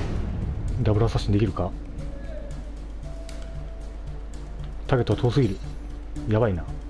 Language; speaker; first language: Japanese; native; Japanese